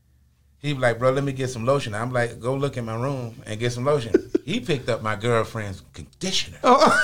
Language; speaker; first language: English; native; English